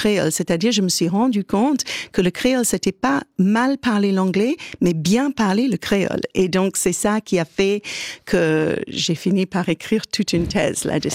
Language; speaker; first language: French; native; French